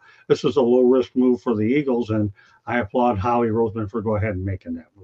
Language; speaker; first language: English; native; English